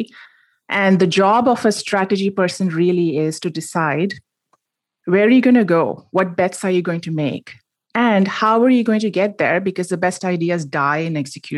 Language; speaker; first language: English; non-native, local second language; Hindi